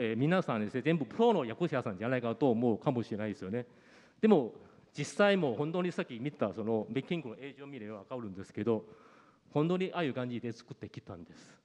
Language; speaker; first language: Japanese; non-native, fluent; Malay